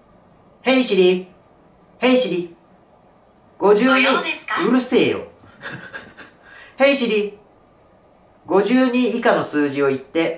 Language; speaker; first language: Japanese; native; Japanese